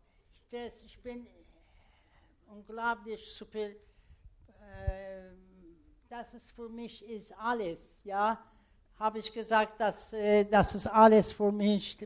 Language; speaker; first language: German; non-native, learner; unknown